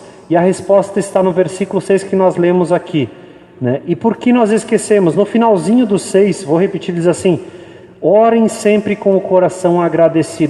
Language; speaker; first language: Portuguese; native; Portuguese